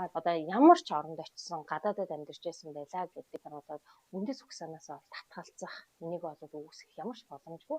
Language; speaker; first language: Mongolian; native; Mongolian